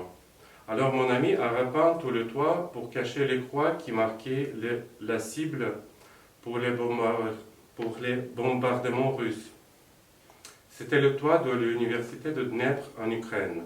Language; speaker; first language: French; non-native, fluent; Russian